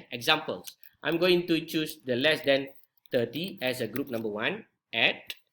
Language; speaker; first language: English; non-native, local second language; Malay